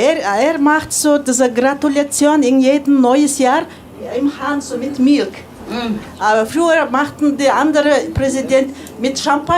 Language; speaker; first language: German; non-native, learner; Mongolian